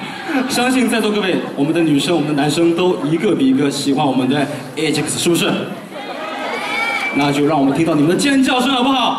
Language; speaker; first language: Chinese; native; Chinese